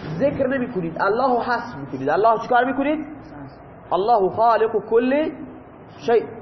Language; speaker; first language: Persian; non-native, local second language; Baluchi